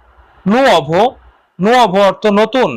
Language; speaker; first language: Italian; non-native, learner; Bangla